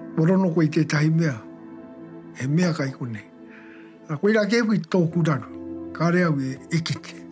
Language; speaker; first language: Māori; native; Māori